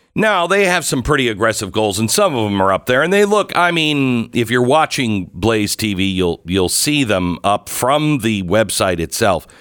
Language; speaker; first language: English; native; English